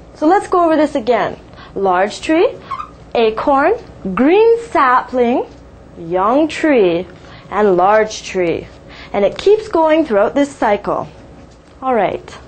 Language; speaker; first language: English; native; English